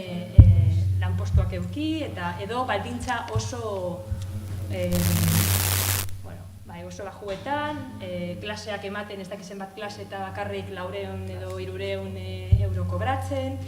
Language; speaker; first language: Basque; non-native, local second language; Spanish